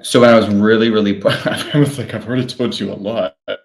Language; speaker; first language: English; native; English